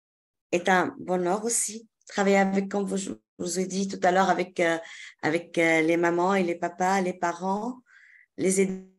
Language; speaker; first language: French; non-native, local second language; Arabic